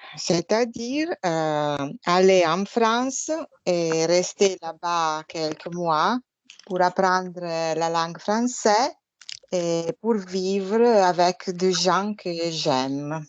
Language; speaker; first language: French; non-native, learner; Italian